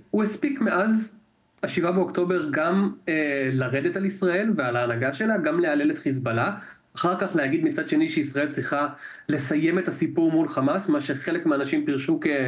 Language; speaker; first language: Hebrew; native; Hebrew